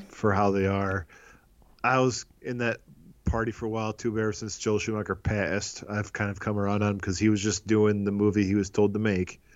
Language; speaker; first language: English; native; English